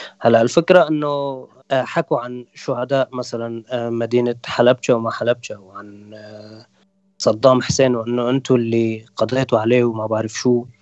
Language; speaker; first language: Arabic; non-native, local second language; Kurdish